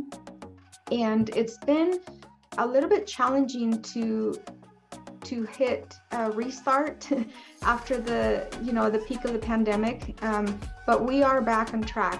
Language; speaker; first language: English; non-native, fluent; Spanish